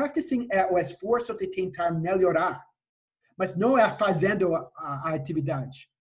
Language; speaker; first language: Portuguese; non-native, fluent; English